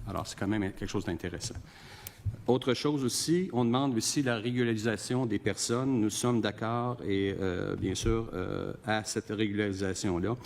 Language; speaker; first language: French; native; French